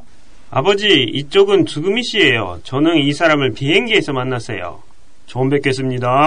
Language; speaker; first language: Korean; non-native, fluent; Japanese